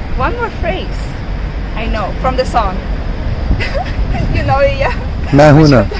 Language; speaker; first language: English; non-native, fluent; Ukrainian